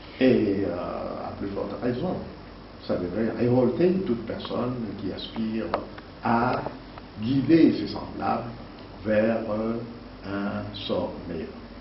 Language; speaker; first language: French; non-native, local second language; Luba-Lulua